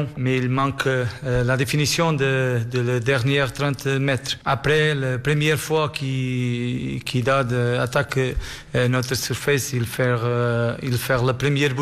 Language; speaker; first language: French; non-native, learner; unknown